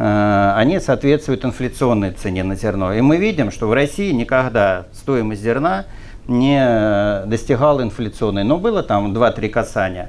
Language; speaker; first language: Russian; native; Russian